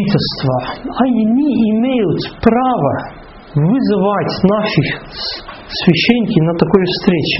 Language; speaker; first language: Russian; non-native, fluent; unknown